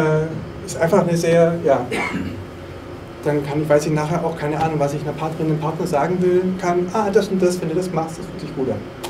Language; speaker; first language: German; native; German